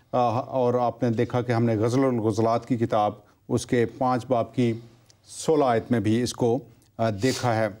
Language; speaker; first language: Urdu; non-native, local second language; Punjabi